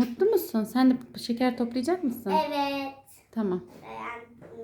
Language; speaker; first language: Turkish; native; Turkish